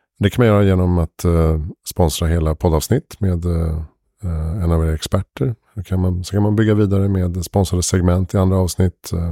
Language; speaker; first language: Swedish; native; Swedish